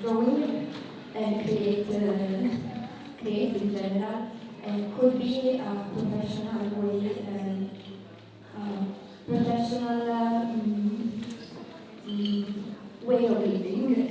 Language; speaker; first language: English; non-native, learner; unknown